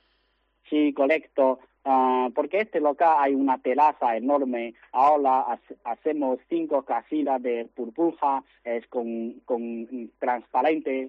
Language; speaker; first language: Spanish; non-native, learner; Chinese